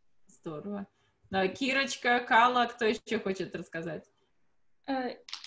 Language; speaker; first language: Russian; native; Russian